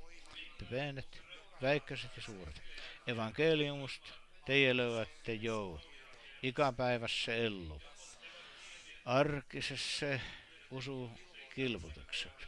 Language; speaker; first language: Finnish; non-native, learner; Estonian